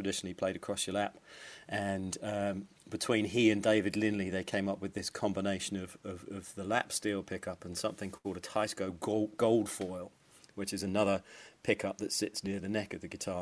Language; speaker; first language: English; native; English